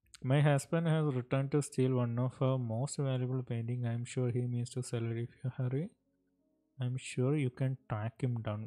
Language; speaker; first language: English; non-native, local second language; Malayalam